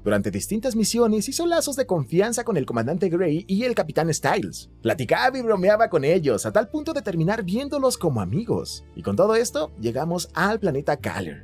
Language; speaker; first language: Spanish; native; Spanish